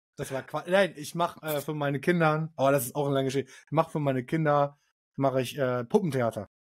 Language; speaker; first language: German; early bilingual, other home language; Arabic